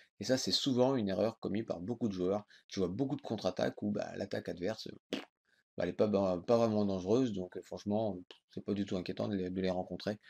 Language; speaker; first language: French; native; French